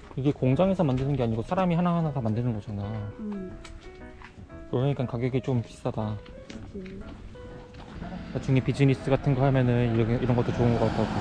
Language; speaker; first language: Korean; non-native, fluent; Japanese